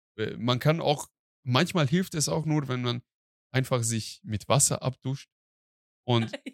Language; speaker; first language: German; non-native, fluent; Hungarian